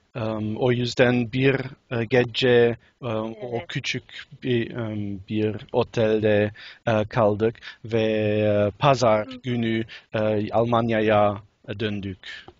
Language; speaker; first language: Turkish; non-native, learner; English